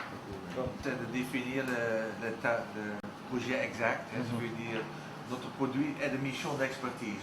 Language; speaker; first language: French; non-native, learner; Dutch